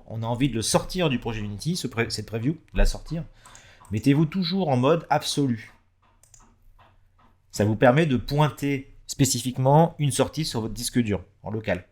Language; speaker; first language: French; native; French